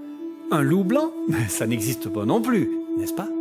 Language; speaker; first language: French; native; French